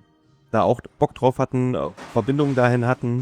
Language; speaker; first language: German; native; German